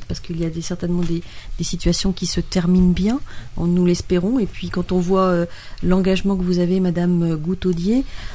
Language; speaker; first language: French; native; French